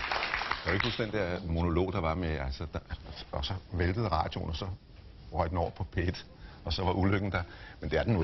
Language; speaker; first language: Danish; native; Danish